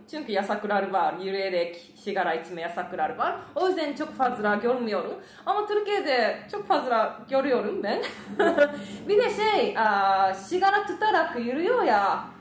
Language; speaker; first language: Turkish; non-native, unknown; Japanese